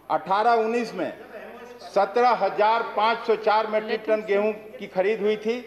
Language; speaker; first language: Hindi; native; Hindi